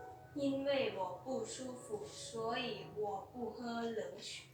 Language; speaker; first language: Chinese; non-native, learner; Lao